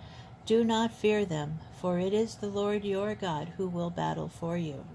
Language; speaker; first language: English; native; English